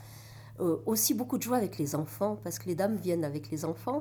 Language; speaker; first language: French; native; French